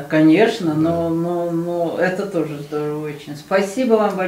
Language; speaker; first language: Russian; native; Russian